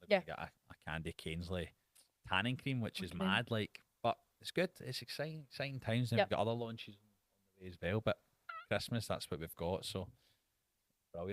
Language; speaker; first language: English; native; English